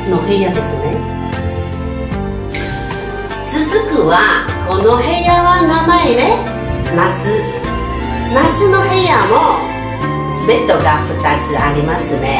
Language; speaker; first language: Japanese; non-native, learner; Chinese